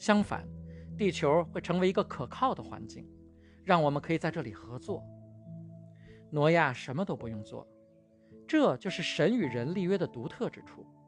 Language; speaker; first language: Chinese; native; Chinese